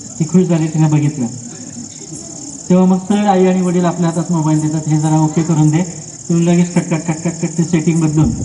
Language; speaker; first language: Marathi; native; Marathi